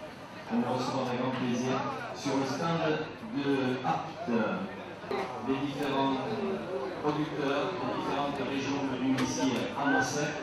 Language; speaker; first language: French; native; French